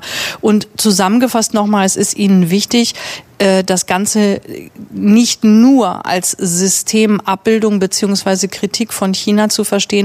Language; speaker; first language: German; native; German